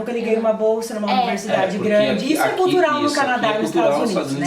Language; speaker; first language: Portuguese; native; Portuguese